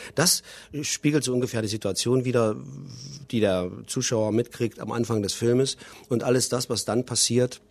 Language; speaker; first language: German; native; German